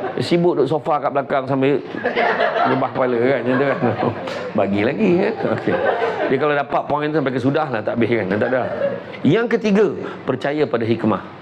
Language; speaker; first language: Malay; native; Malay